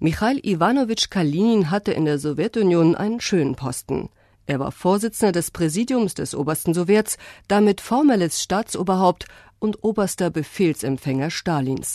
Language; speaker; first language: German; native; German